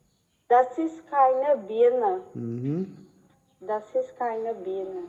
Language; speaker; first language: German; non-native, learner; Khmer